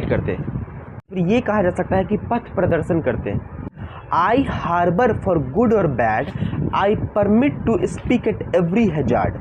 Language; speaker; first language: Hindi; native; Hindi